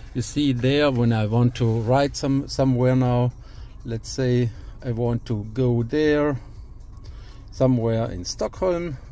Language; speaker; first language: English; non-native, fluent; German